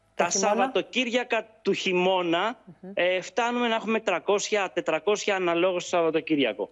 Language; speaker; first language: Greek; native; Greek